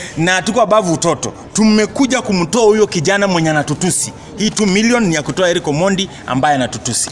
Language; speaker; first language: Swahili; native; Swahili